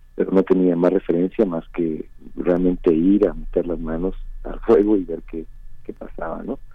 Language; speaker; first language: Spanish; native; Spanish